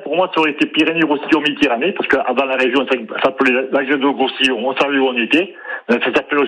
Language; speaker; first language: French; native; French